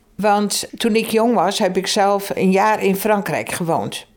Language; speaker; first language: Dutch; native; Dutch